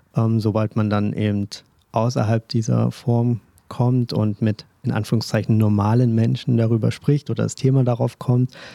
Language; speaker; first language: German; native; German